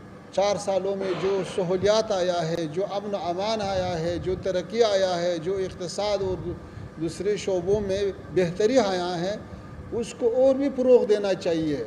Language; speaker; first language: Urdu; non-native, fluent; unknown